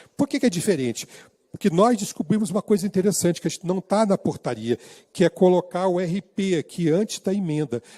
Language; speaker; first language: Portuguese; native; Portuguese